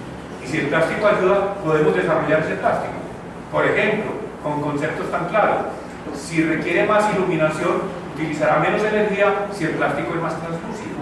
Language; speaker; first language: Spanish; native; Spanish